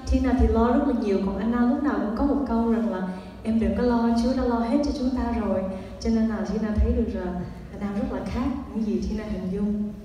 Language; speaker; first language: Vietnamese; early bilingual, heritage; Vietnamese